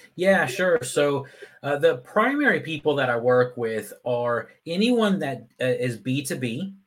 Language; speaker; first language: English; native; English